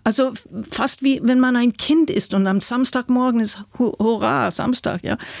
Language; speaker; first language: German; non-native, fluent; English